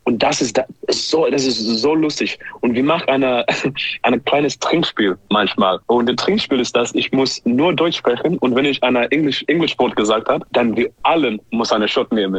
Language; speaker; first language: German; non-native, learner; English